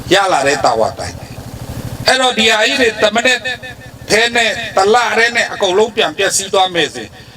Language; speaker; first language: Burmese; non-native, local second language; Pa'o Karen